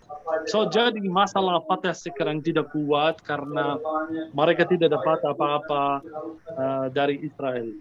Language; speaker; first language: Indonesian; non-native, fluent; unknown